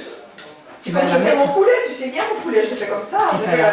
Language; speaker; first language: French; native; French